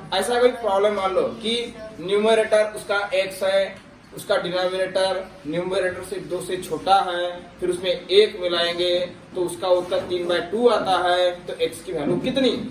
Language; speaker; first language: Hindi; non-native, local second language; Marathi